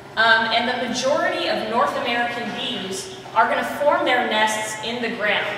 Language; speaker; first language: English; native; English